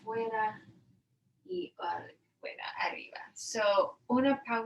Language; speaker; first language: Spanish; non-native, learner; English